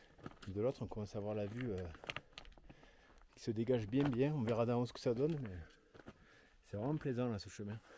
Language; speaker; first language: French; native; French